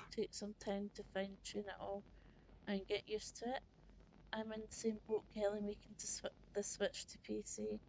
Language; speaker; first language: English; native; English